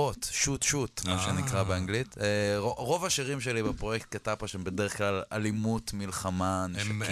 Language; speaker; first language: Hebrew; non-native, local second language; Arabic